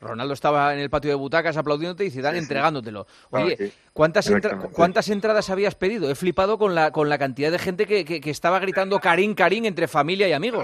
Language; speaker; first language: Spanish; native; Spanish